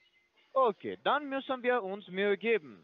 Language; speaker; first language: German; non-native, fluent; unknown